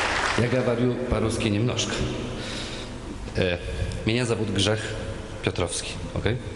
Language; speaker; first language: Russian; non-native, learner; Polish